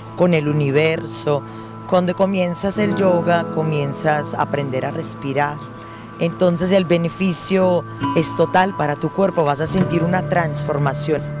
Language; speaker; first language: Spanish; non-native, fluent; Dutch